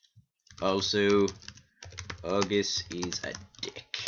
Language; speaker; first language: English; native; English